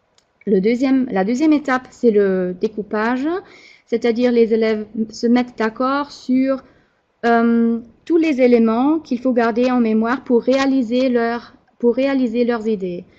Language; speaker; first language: French; non-native, fluent; German